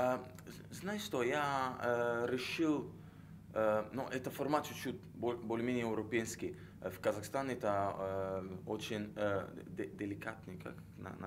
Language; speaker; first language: Russian; non-native, learner; Italian